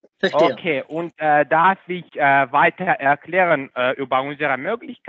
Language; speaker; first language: German; non-native, fluent; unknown